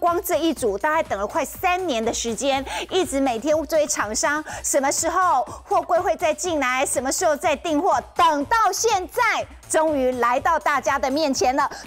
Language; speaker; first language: Chinese; native; Chinese